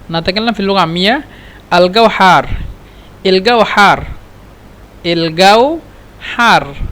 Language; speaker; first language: Arabic; non-native, fluent; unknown